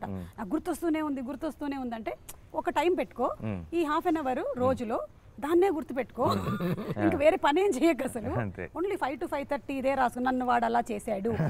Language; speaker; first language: Telugu; native; Telugu